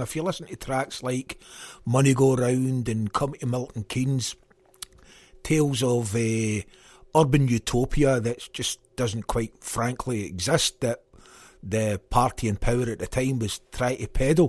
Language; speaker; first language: English; native; English